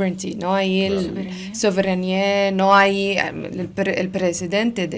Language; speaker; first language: Spanish; non-native, learner; Arabic